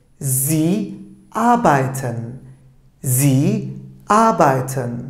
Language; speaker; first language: German; non-native, fluent; Turkish